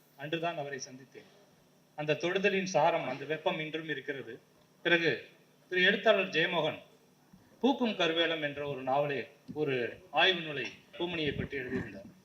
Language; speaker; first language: Tamil; native; Tamil